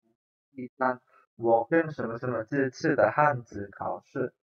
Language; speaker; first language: Chinese; non-native, fluent; Indonesian